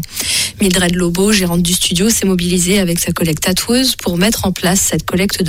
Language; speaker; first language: French; native; French